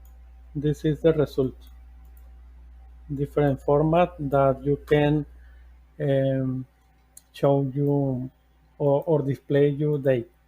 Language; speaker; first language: English; non-native, learner; Spanish